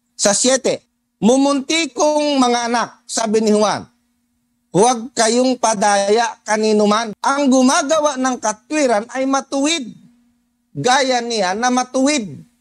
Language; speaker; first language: Filipino; non-native, local second language; Cebuano